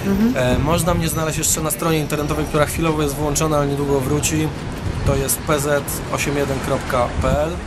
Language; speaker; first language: Polish; native; Polish